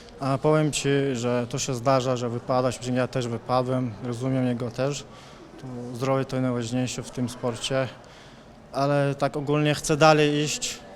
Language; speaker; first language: Polish; non-native, fluent; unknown